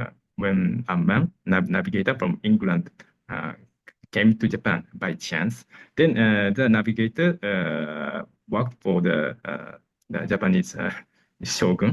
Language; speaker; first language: English; non-native, learner; Japanese